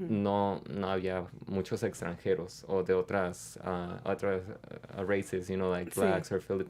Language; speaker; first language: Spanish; early bilingual, heritage; Spanish